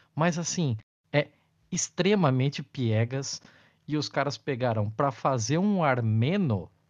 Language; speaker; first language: Portuguese; native; Portuguese